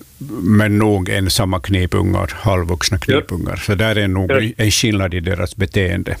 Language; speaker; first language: Swedish; native; Swedish